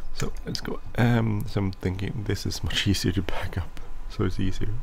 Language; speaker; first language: English; non-native, fluent; Swedish